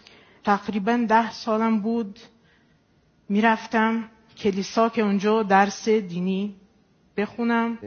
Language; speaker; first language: Persian; non-native, fluent; Portuguese